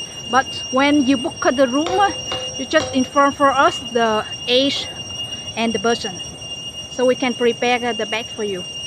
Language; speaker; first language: English; non-native, learner; Vietnamese